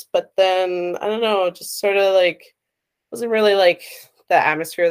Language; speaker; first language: English; native; English